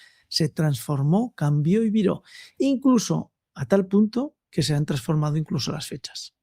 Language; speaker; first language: Spanish; native; Spanish